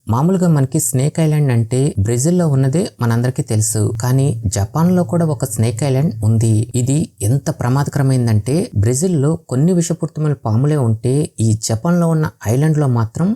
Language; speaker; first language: Telugu; native; Telugu